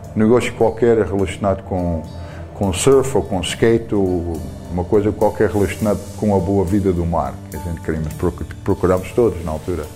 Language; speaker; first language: Portuguese; non-native, fluent; English